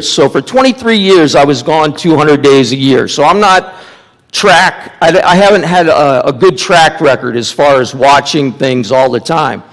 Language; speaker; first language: English; native; English